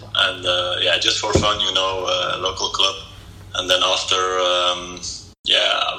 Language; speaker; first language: English; non-native, fluent; Dutch